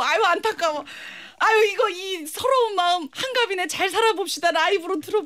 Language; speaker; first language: Korean; native; Korean